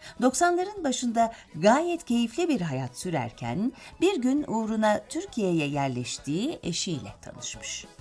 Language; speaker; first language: Turkish; native; Turkish